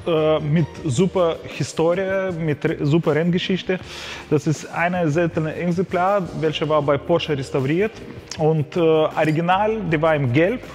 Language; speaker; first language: German; non-native, fluent; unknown